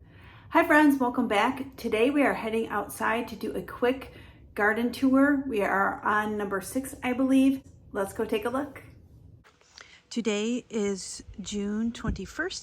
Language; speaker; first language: English; native; English